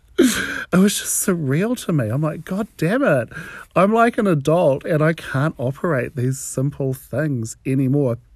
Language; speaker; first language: English; native; English